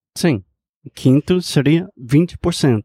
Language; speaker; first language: Portuguese; non-native, fluent; English